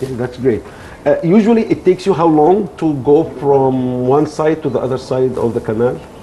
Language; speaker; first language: English; non-native, fluent; Arabic